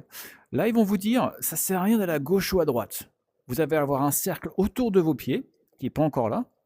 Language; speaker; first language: French; native; French